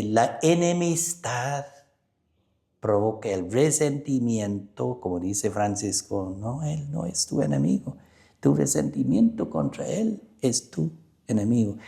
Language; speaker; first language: Spanish; non-native, fluent; English